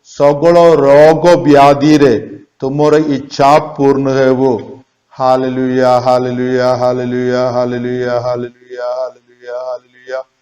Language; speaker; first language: Odia; non-native, local second language; Malayalam